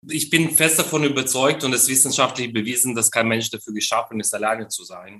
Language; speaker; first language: German; non-native, fluent; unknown